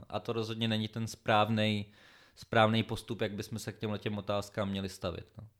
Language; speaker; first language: Czech; native; Czech